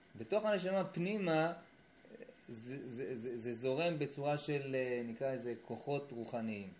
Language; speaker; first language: Hebrew; native; Hebrew